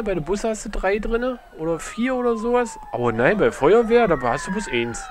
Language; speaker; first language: German; native; German